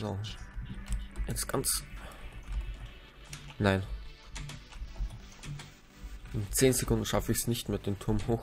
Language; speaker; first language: German; native; German